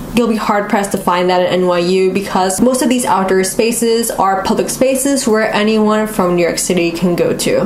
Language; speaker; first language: English; native; English